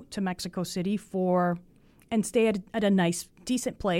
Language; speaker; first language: English; early bilingual, other home language; Spanish